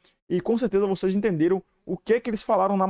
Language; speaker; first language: Portuguese; native; Portuguese